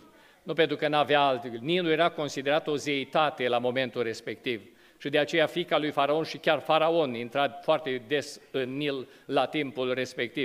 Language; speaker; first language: Romanian; native; Romanian